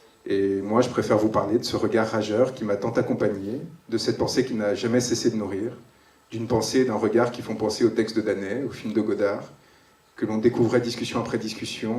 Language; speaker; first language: French; native; French